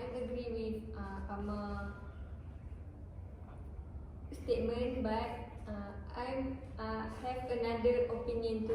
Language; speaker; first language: English; non-native, learner; Malay